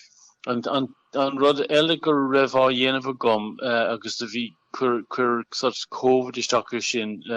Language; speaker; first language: Irish; non-native, local second language; English